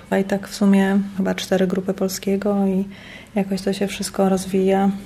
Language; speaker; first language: Polish; native; Polish